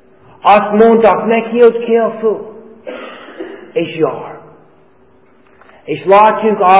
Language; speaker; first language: Hungarian; non-native, fluent; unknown